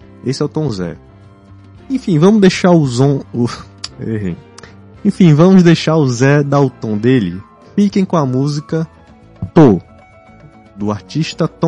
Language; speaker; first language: Portuguese; native; Portuguese